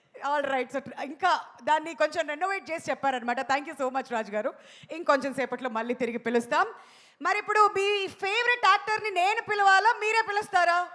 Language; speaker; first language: Telugu; native; Telugu